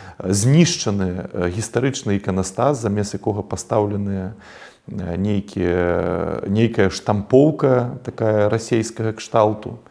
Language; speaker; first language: Belarusian; native; Belarusian